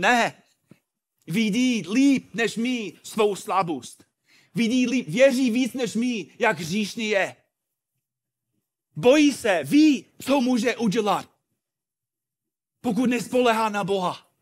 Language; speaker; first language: Czech; non-native, fluent; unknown